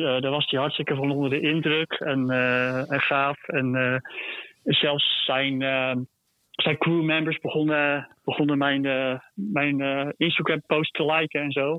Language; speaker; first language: Dutch; native; Dutch